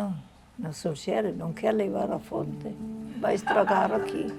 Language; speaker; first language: Portuguese; non-native, fluent; Italian